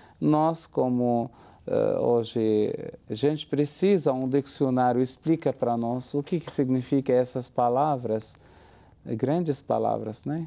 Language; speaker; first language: Portuguese; non-native, fluent; Arabic